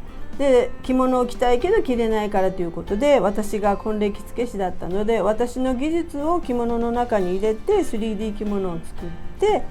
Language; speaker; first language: Japanese; native; Japanese